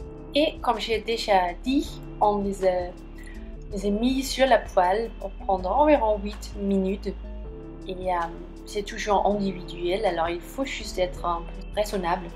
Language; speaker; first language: French; non-native, fluent; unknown